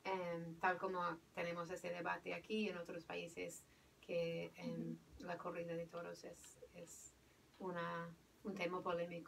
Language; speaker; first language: Spanish; non-native, fluent; English